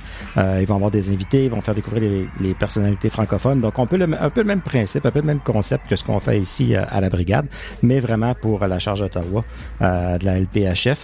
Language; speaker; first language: French; native; French